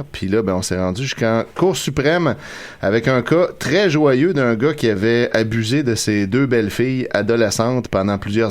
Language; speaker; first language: French; native; French